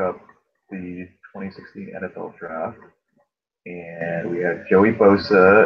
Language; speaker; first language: English; native; English